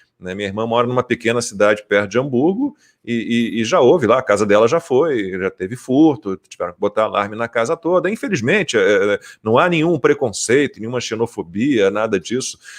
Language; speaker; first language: Portuguese; native; Portuguese